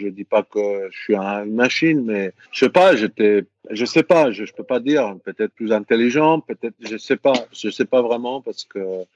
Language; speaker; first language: French; non-native, fluent; Greek